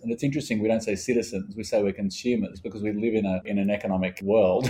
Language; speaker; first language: English; native; English